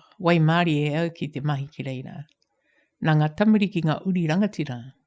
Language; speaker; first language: Māori; native; Māori